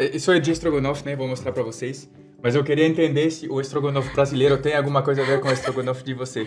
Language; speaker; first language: Portuguese; non-native, fluent; French